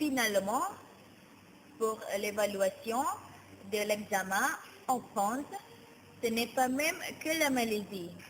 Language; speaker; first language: French; non-native, learner; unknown